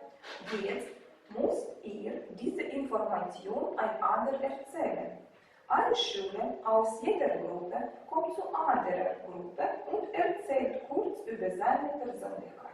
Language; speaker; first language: German; non-native, fluent; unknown